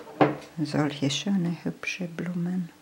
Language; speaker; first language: German; non-native, fluent; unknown